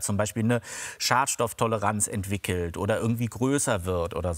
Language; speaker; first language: German; native; German